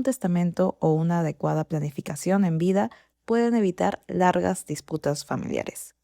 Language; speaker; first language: Spanish; native; Spanish